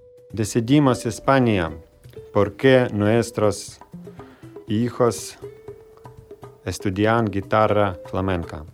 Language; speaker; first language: Spanish; non-native, learner; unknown